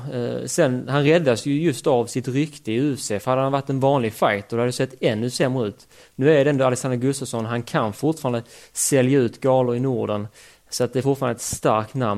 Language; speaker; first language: Swedish; native; Swedish